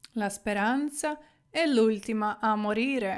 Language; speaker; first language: Italian; non-native, fluent; Ukrainian